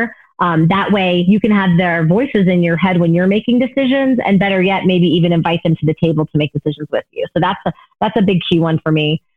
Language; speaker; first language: English; native; English